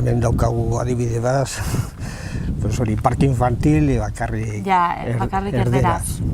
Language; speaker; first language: Basque; non-native, local second language; Spanish